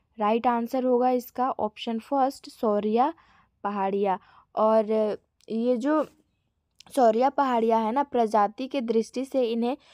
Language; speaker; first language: Hindi; native; Hindi